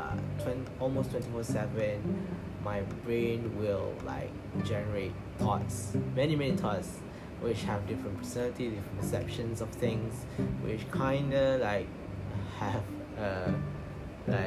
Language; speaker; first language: English; non-native, local second language; Malay